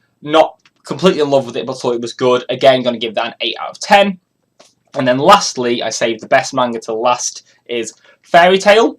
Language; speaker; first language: English; native; English